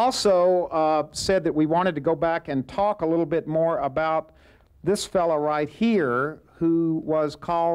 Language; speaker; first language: English; native; English